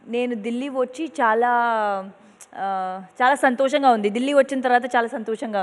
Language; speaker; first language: Telugu; non-native, learner; Punjabi